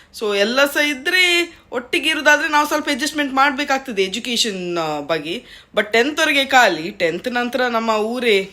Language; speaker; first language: Kannada; native; Kannada